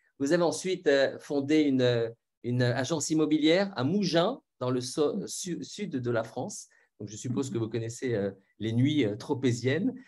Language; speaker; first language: French; native; French